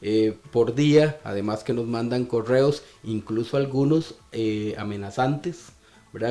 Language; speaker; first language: Spanish; native; Spanish